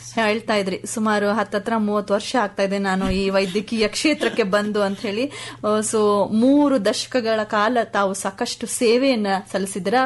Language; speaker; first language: Kannada; native; Kannada